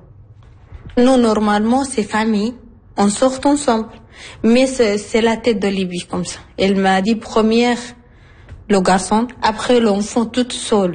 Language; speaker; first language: French; non-native, learner; Arabic